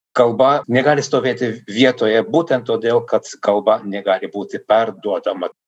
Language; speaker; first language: Lithuanian; non-native, fluent; Dutch